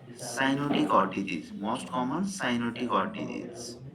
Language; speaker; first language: English; non-native, local second language; Nepali